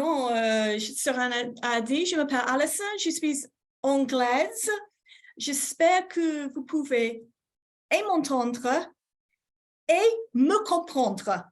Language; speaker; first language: French; non-native, fluent; English